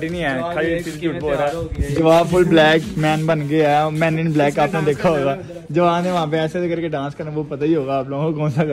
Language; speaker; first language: Urdu; non-native, local second language; Punjabi